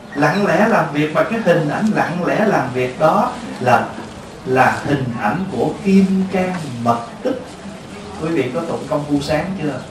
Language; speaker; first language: Vietnamese; native; Vietnamese